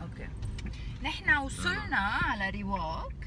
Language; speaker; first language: Arabic; native; Arabic